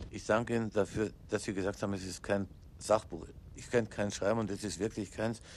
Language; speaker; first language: German; non-native, local second language; English